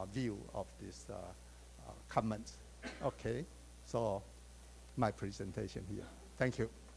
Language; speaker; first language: English; non-native, fluent; Chinese